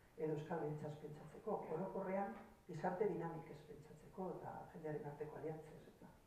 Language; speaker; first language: Basque; non-native, local second language; Spanish